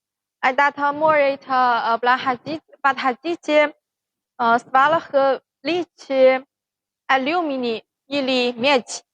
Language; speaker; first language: Russian; non-native, learner; Chinese